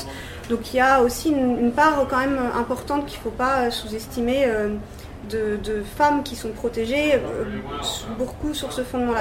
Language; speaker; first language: French; native; French